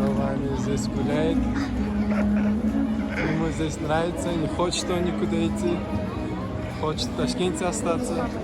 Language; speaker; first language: Russian; non-native, local second language; Uzbek